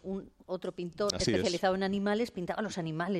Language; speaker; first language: Spanish; native; Spanish